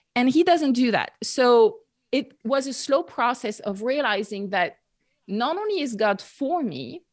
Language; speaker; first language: English; non-native, fluent; French